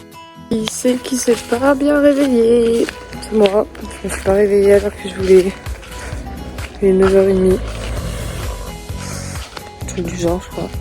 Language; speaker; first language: French; native; French